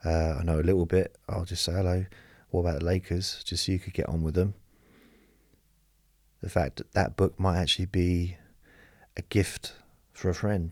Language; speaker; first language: English; native; English